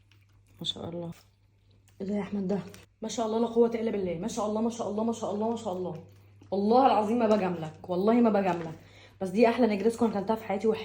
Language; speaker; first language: Arabic; native; Arabic